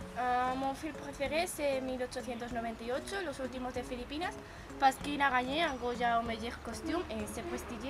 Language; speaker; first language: French; non-native, learner; Spanish